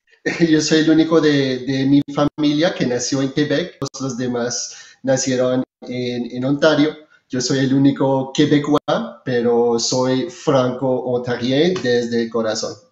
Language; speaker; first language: Spanish; non-native, fluent; French